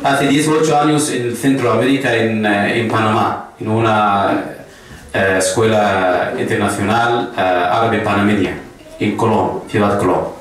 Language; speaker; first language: Spanish; non-native, fluent; Arabic